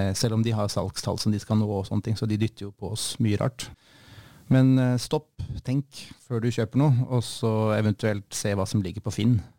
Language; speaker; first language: Norwegian; native; Norwegian